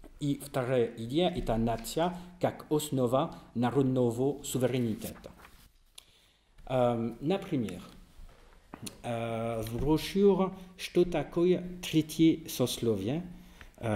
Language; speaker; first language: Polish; non-native, learner; French